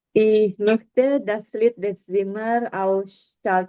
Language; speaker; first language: German; non-native, learner; Indonesian